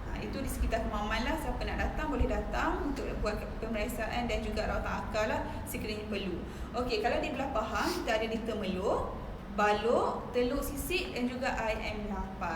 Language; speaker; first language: Malay; native; Malay